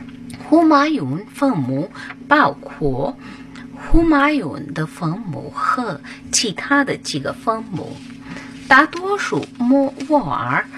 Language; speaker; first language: Chinese; non-native, learner; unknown